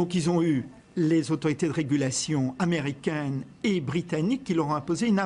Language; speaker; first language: French; native; French